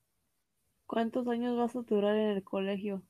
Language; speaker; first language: Spanish; early bilingual, heritage; Spanish